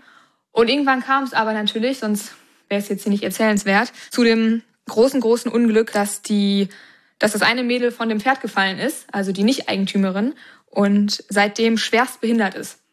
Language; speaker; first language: German; native; German